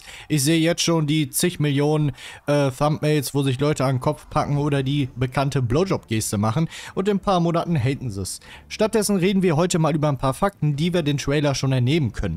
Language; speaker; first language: German; native; German